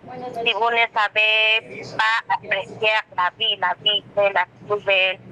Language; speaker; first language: French; non-native, learner; Spanish